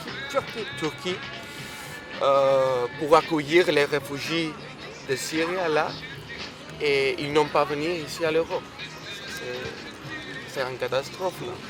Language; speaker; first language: French; non-native, fluent; Spanish